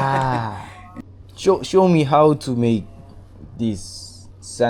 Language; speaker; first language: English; non-native, learner; Korean